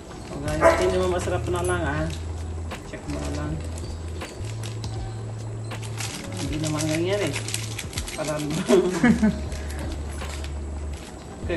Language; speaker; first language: Filipino; non-native, learner; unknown